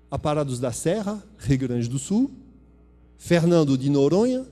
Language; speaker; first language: Portuguese; non-native, fluent; French